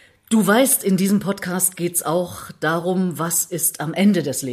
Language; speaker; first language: German; native; German